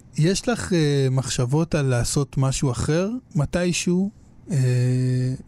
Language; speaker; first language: Hebrew; native; Hebrew